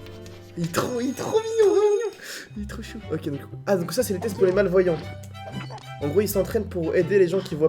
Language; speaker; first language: French; native; French